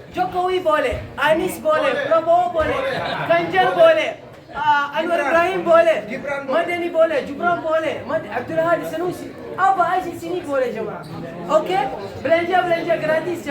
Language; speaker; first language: Indonesian; non-native, learner; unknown